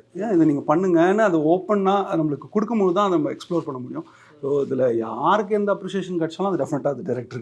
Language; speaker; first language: Tamil; native; Tamil